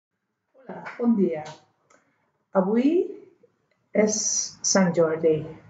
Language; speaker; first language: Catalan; non-native, learner; English